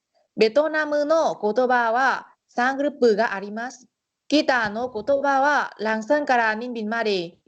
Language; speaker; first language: Japanese; non-native, learner; Vietnamese